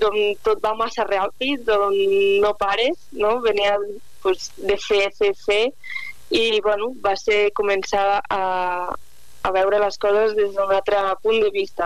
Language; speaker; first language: Catalan; native; Catalan